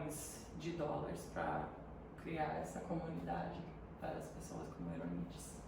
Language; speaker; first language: Portuguese; early bilingual, heritage; Portuguese